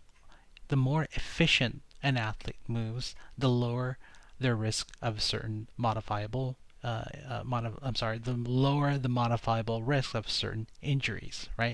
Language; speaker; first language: English; native; English